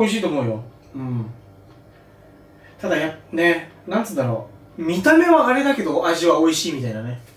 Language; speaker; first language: Japanese; native; Japanese